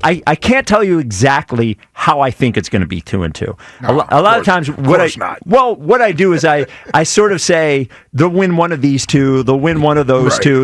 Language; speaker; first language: English; native; English